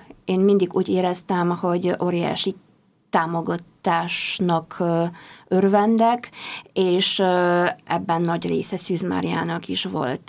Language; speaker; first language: Hungarian; non-native, fluent; Polish